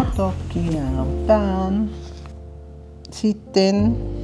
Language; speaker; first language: Finnish; non-native, learner; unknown